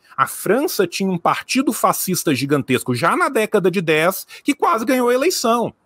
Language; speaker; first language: Portuguese; native; Portuguese